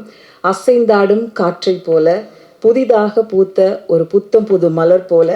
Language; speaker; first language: Tamil; native; Tamil